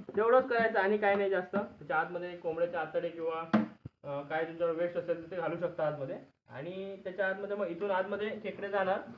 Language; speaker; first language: Marathi; native; Marathi